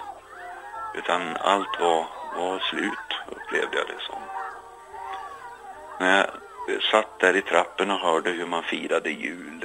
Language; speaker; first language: Swedish; native; Swedish